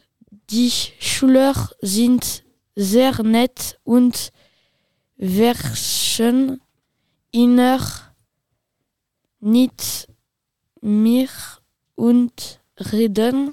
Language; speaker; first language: German; non-native, learner; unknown